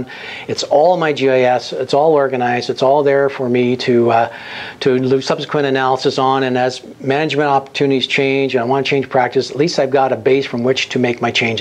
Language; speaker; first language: English; native; English